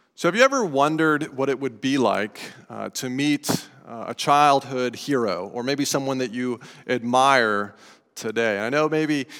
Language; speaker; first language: English; native; English